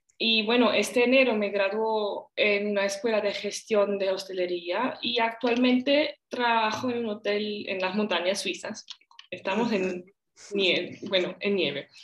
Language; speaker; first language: Spanish; non-native, learner; Swiss German